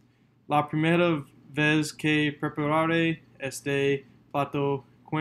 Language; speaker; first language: Spanish; non-native, learner; English